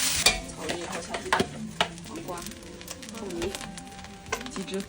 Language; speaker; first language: Chinese; native; Chinese